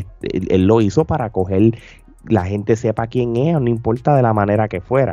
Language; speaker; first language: Spanish; native; Spanish